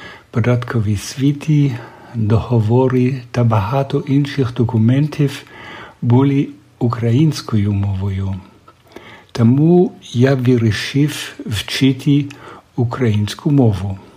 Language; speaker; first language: Ukrainian; non-native, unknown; German